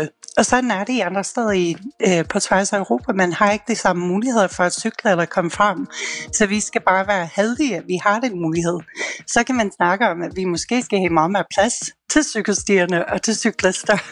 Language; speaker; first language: Danish; non-native, fluent; English